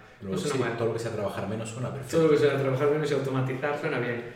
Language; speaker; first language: Spanish; native; Spanish